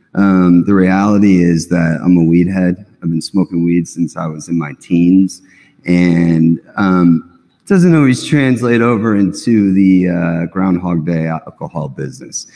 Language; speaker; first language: English; native; English